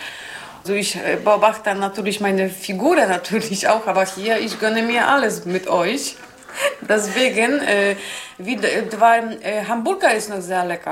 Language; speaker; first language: German; non-native, learner; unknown